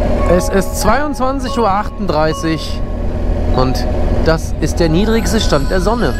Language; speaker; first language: German; native; German